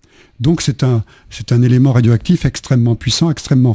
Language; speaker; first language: French; native; French